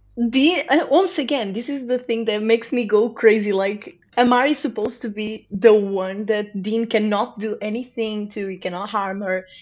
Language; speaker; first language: English; non-native, fluent; Portuguese